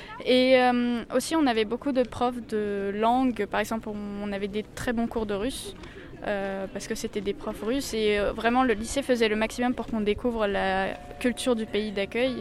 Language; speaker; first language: French; early bilingual, heritage; French